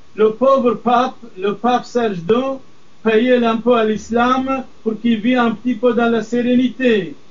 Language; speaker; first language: French; non-native, fluent; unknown